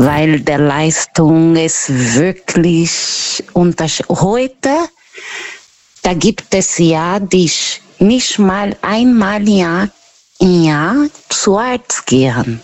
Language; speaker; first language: German; non-native, learner; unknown